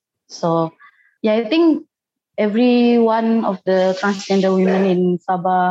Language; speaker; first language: English; non-native, local second language; Malay